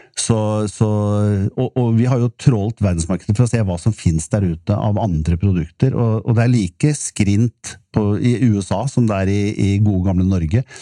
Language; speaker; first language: Norwegian; native; Norwegian